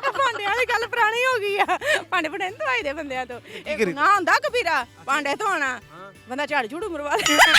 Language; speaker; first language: Punjabi; native; Punjabi